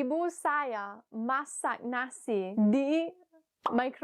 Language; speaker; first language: Indonesian; non-native, learner; English